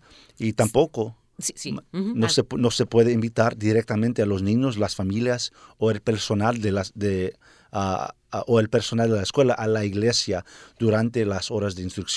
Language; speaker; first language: Spanish; early bilingual, heritage; Spanish